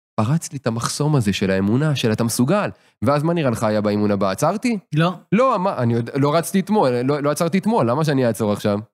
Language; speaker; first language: Hebrew; native; Hebrew